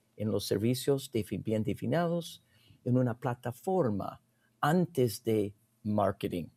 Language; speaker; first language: Spanish; non-native, learner; English